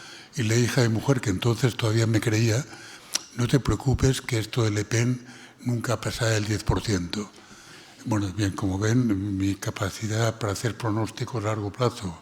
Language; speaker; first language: Spanish; non-native, local second language; Catalan